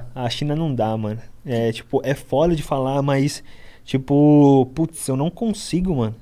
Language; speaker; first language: Portuguese; native; Portuguese